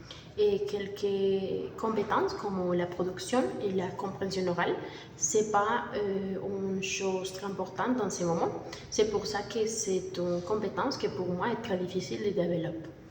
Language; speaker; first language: French; non-native, learner; Spanish